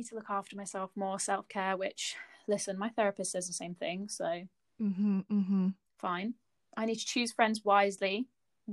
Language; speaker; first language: English; native; English